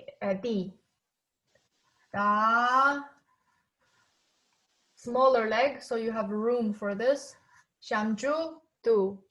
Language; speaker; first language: English; non-native, fluent; Tibetan